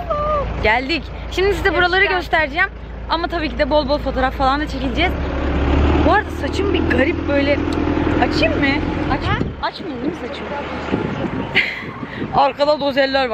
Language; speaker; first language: Turkish; native; Turkish